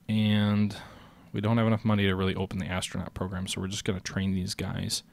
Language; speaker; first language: English; native; English